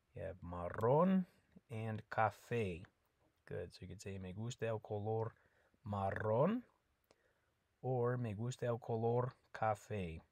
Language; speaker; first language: English; native; English